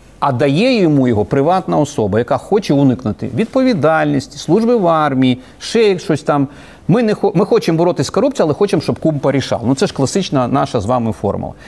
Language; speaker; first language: Ukrainian; native; Ukrainian